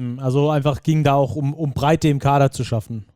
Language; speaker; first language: German; native; German